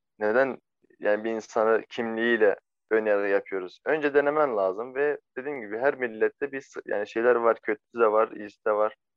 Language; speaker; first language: Turkish; non-native, fluent; Arabic